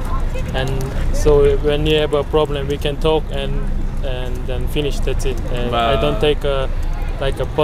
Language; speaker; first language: English; non-native, learner; Korean